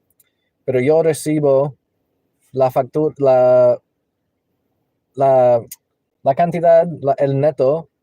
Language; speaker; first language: Spanish; non-native, learner; English